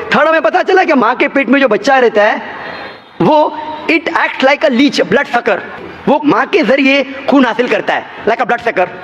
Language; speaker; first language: Hindi; non-native, local second language; Konkani